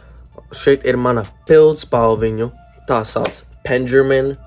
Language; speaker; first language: Latvian; early bilingual, heritage; English